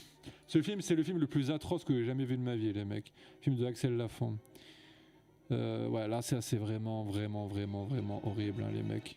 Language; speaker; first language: French; native; French